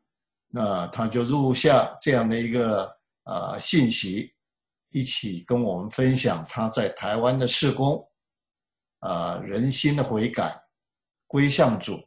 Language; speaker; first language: Chinese; native; Chinese